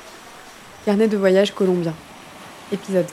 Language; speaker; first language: French; native; French